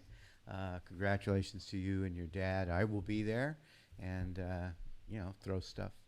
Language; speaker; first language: English; native; English